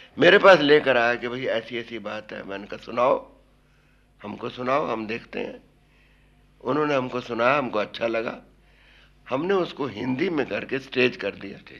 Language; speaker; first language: Hindi; native; Hindi